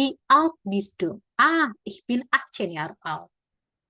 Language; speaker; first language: German; non-native, fluent; Indonesian